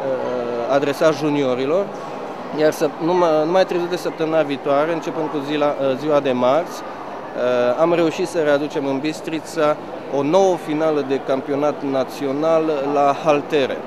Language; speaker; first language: Romanian; native; Romanian